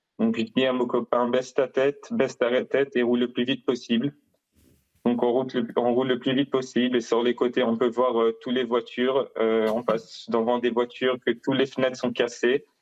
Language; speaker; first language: French; non-native, fluent; Hebrew